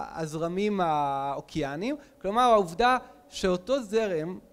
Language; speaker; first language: Hebrew; native; Hebrew